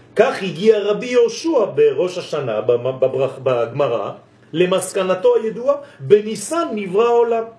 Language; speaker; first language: Hebrew; non-native, fluent; French